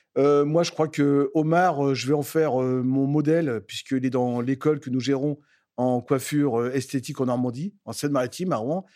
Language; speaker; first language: French; native; French